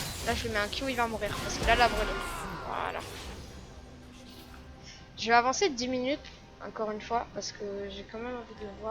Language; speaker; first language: French; native; French